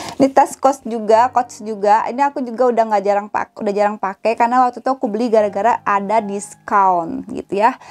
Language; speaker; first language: Indonesian; native; Indonesian